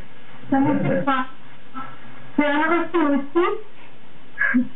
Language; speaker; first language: French; non-native, learner; Russian